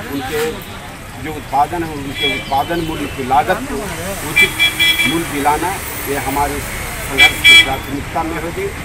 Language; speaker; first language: Hindi; native; Hindi